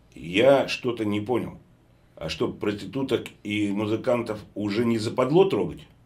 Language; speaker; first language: Russian; native; Russian